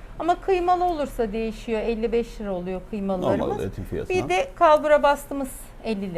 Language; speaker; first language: Turkish; native; Turkish